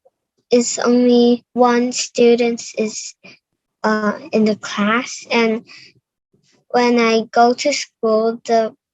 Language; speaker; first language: English; non-native, learner; Cantonese